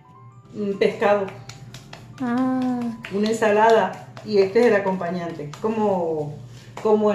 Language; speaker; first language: Spanish; native; Spanish